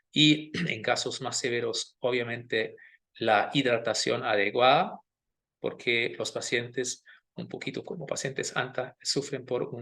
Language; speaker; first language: Spanish; non-native, fluent; German